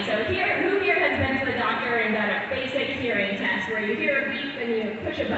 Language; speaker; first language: English; native; English